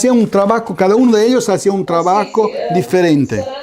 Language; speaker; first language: Spanish; non-native, fluent; Italian